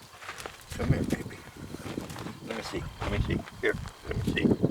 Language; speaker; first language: English; native; English